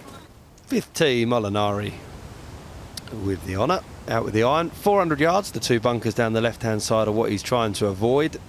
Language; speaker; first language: English; native; English